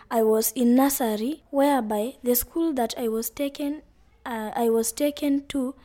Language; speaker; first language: English; non-native, local second language; Luyia